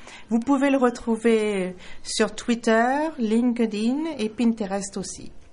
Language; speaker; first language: French; native; French